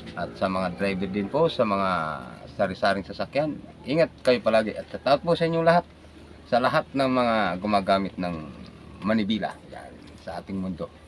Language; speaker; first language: Filipino; native; Filipino